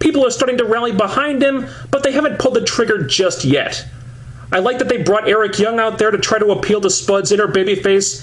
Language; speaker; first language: English; native; English